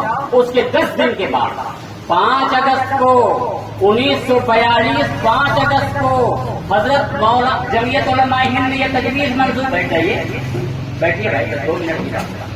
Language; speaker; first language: Urdu; native; Urdu